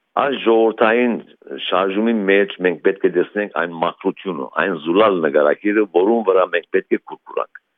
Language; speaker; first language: Armenian; early bilingual, heritage; Armenian